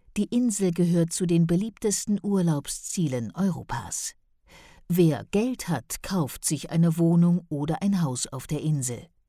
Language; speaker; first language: German; native; German